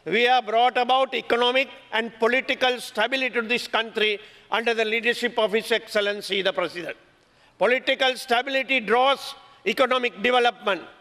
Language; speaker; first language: English; non-native, local second language; Sinhala